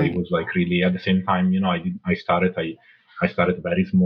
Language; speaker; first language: English; non-native, fluent; Italian